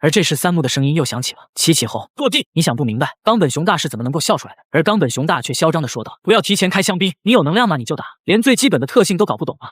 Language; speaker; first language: Chinese; native; Chinese